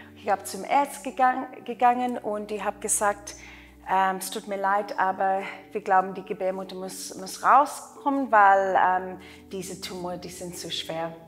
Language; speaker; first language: German; non-native, learner; Afrikaans